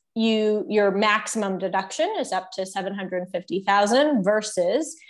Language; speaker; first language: English; native; English